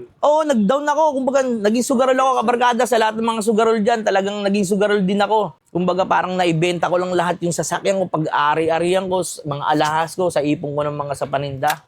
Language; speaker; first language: Filipino; native; Filipino